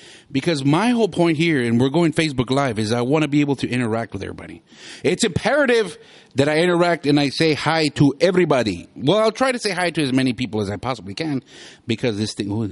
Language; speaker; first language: English; early bilingual, other home language; Spanish